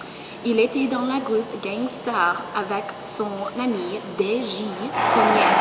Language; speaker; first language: French; non-native, learner; English